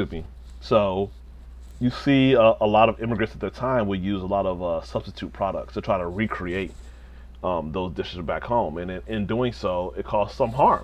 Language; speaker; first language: English; native; English